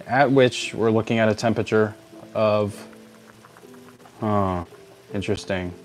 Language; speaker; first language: English; native; English